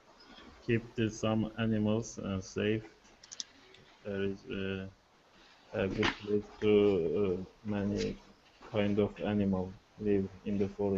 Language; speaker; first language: English; non-native, learner; Turkish